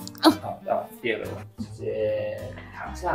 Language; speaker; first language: Chinese; native; Chinese